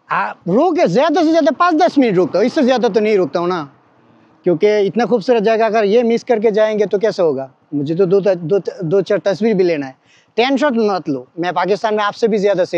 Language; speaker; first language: Hindi; non-native, learner; Bangla